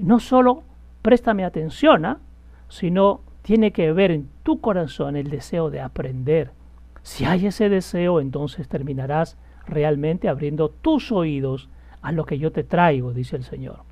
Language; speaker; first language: Spanish; native; Spanish